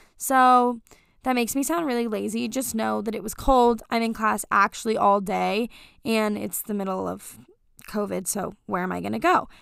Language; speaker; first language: English; native; English